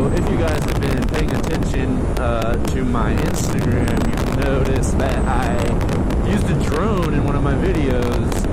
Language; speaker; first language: English; native; English